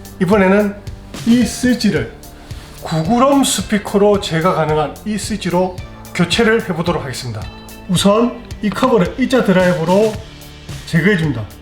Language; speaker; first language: Korean; native; Korean